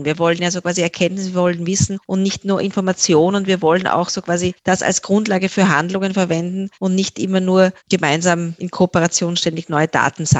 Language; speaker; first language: German; native; German